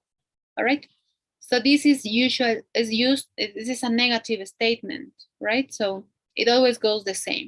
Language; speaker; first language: English; non-native, fluent; Spanish